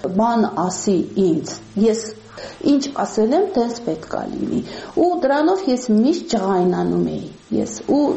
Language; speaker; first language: Armenian; non-native, fluent; Uzbek